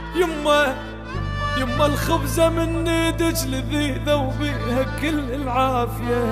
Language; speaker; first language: Arabic; native; Arabic